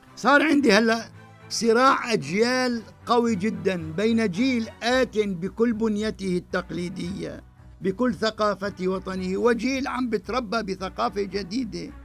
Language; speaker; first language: Arabic; native; Arabic